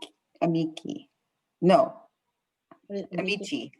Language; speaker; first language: Italian; non-native, learner; English